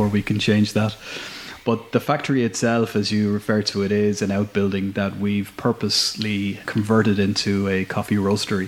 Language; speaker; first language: English; native; English